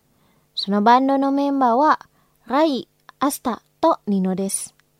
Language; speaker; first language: Japanese; non-native, fluent; Indonesian